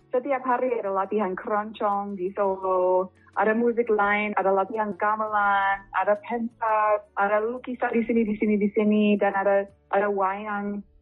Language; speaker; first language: Indonesian; non-native, fluent; English